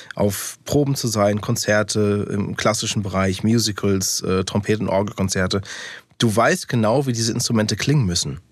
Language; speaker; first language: German; early bilingual, other home language; English